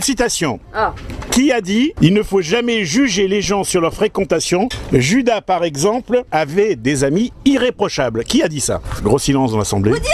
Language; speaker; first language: French; native; French